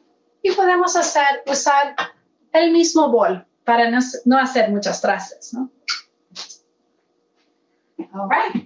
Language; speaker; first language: Spanish; early bilingual, heritage; Spanish